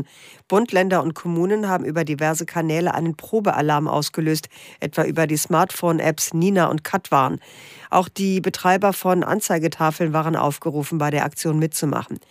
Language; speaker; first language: German; native; German